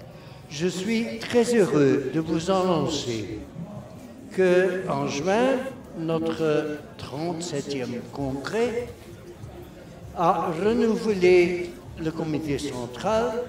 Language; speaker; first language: French; non-native, local second language; Dutch